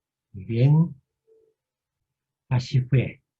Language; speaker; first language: Spanish; non-native, fluent; Korean